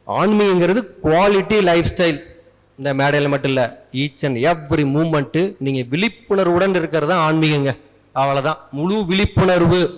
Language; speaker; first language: Tamil; native; Tamil